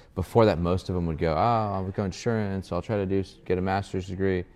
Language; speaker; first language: English; native; English